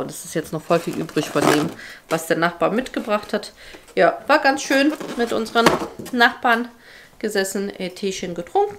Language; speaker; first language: German; native; German